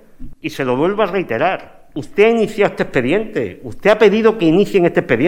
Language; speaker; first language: Spanish; native; Spanish